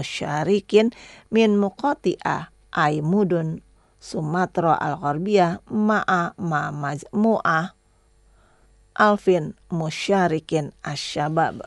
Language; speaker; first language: Arabic; non-native, fluent; Indonesian